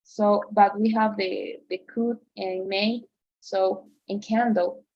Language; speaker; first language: English; non-native, fluent; Spanish